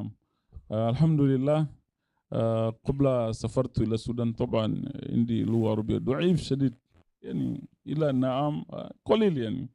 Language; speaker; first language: Arabic; non-native, learner; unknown